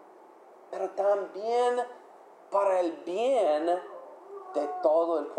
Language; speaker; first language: Spanish; non-native, fluent; English